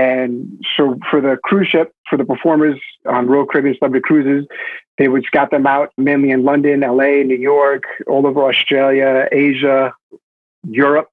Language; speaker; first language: English; native; English